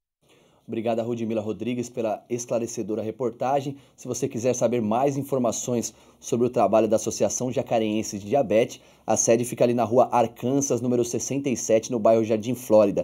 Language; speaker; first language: Portuguese; native; Portuguese